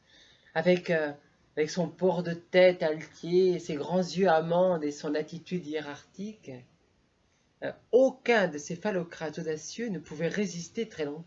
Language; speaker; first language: French; native; French